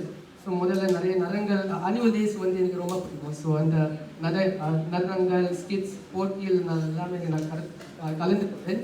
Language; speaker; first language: Tamil; early bilingual, heritage; Tamil